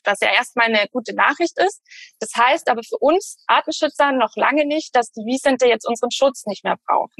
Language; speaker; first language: German; native; German